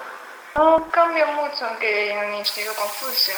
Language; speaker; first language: Spanish; non-native, learner; Chinese